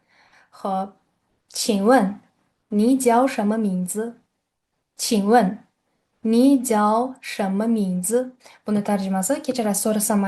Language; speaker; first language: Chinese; non-native, fluent; Uzbek